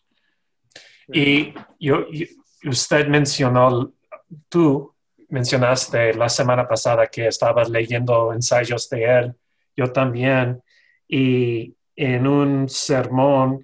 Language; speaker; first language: Spanish; non-native, fluent; English